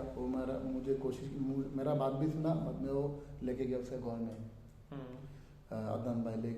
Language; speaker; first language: Hindi; non-native, learner; Bangla